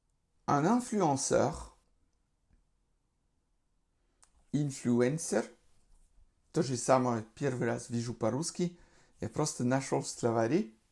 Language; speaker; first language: Russian; non-native, fluent; French